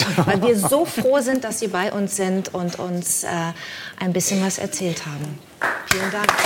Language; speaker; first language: German; native; German